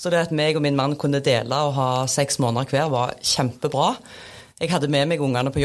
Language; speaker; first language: Norwegian; native; Norwegian